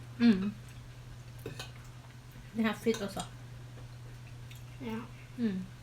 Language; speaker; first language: Norwegian; non-native, learner; Thai